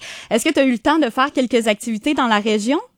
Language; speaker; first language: French; native; French